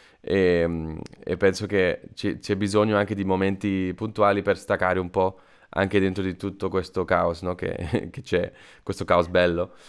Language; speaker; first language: Italian; non-native, fluent; Spanish